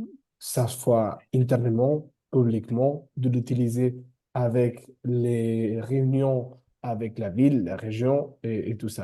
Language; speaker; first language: French; non-native, fluent; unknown